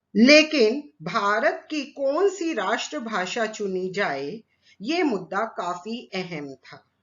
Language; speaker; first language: Hindi; native; Hindi